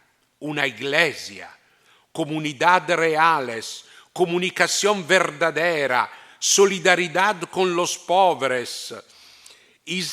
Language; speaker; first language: Spanish; non-native, fluent; Italian